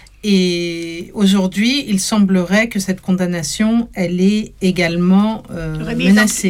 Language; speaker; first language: French; native; French